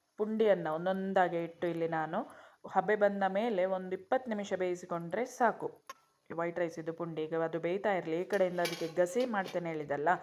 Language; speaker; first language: Kannada; non-native, local second language; Konkani